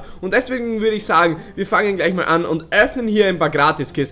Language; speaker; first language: German; native; German